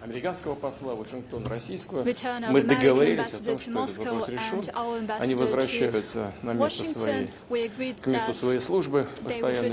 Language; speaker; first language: Russian; native; Russian